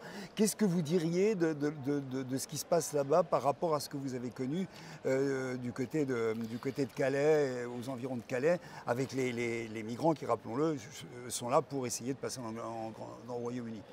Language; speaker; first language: French; native; French